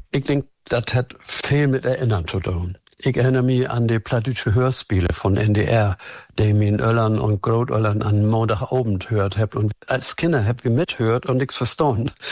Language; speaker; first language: German; native; German